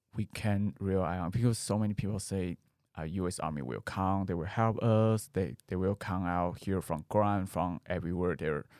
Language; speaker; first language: English; non-native, fluent; Chinese